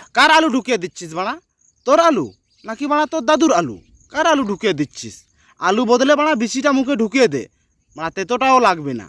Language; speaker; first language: Bangla; non-native, local second language; Santali